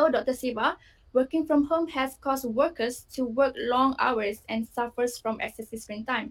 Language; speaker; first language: English; non-native, local second language; Malay